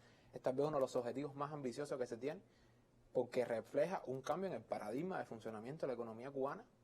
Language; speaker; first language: Spanish; native; Spanish